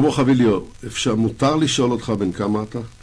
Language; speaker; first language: Hebrew; native; Hebrew